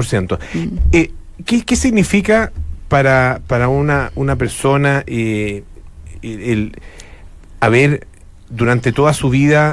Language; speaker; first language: Spanish; native; Spanish